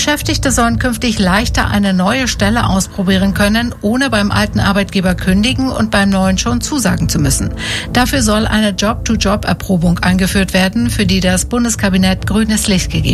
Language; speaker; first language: German; native; German